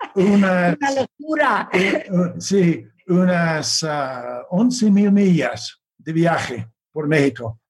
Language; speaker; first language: Spanish; non-native, fluent; English